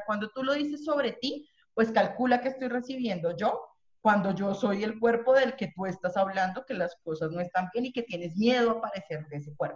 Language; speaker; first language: Spanish; native; Spanish